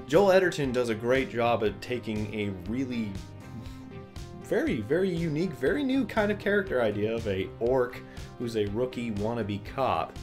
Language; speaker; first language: English; native; English